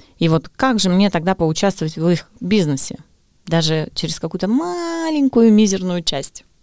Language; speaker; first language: Russian; native; Russian